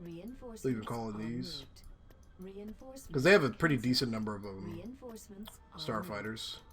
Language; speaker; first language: English; native; English